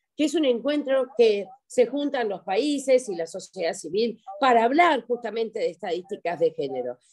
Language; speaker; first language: Spanish; native; Spanish